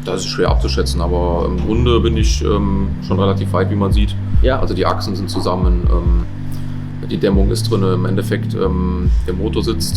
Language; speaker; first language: German; native; German